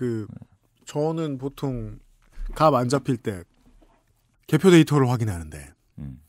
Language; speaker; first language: Korean; native; Korean